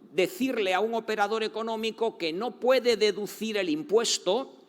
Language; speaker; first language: Spanish; native; Spanish